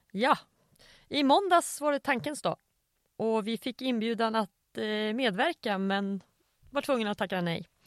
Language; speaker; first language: Swedish; native; Swedish